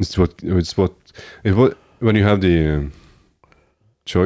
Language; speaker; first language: English; non-native, fluent; Norwegian